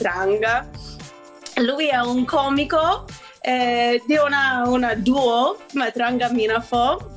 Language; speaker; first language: Italian; non-native, fluent; English